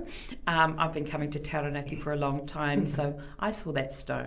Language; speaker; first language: English; native; English